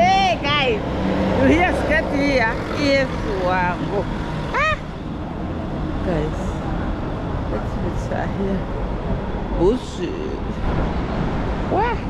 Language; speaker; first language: English; non-native, learner; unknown